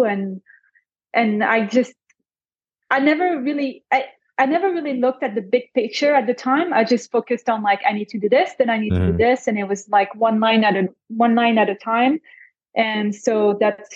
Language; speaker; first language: English; non-native, fluent; French